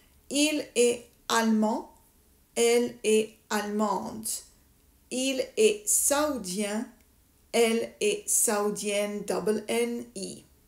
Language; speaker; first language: French; native; French